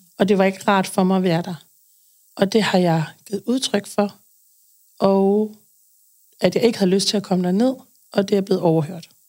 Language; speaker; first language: Danish; native; Danish